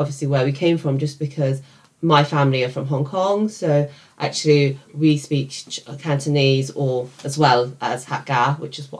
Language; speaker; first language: English; native; English